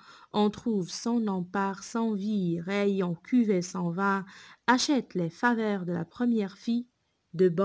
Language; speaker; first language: French; non-native, local second language; Arabic